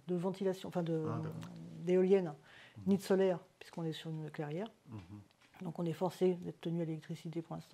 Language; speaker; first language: French; native; French